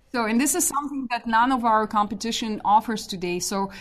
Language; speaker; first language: English; non-native, fluent; Russian